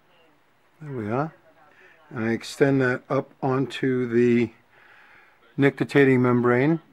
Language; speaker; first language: English; native; English